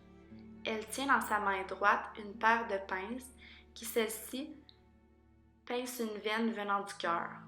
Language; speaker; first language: French; native; French